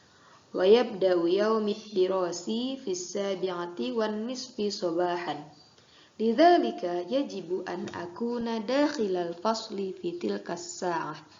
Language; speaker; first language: Arabic; non-native, fluent; Indonesian